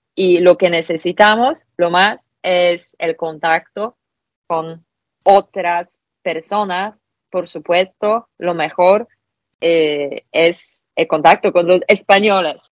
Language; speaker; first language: Spanish; non-native, fluent; Polish